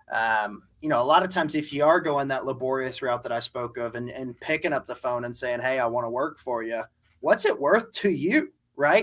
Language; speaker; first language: English; native; English